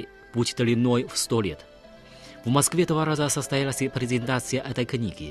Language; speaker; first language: Russian; non-native, fluent; Chinese